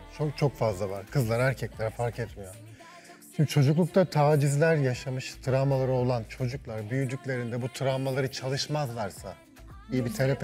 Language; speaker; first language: Turkish; native; Turkish